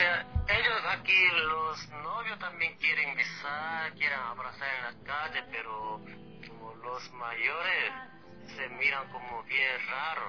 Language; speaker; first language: Spanish; non-native, fluent; Korean